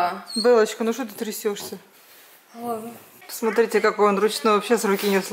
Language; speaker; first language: Russian; native; Russian